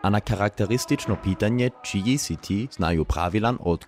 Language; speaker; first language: Serbian; native; Serbian